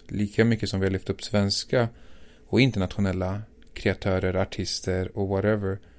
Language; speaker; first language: Swedish; early bilingual, other home language; Assyrian Neo-Aramaic